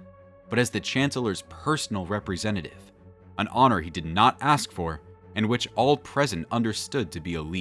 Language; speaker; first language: English; native; English